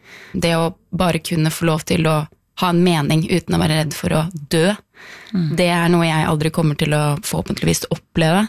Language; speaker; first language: Norwegian; early bilingual, other home language; Arabic